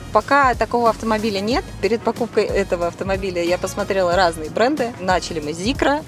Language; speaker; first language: Russian; native; Russian